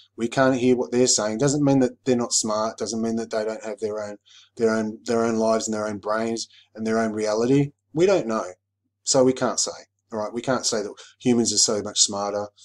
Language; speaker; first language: English; native; English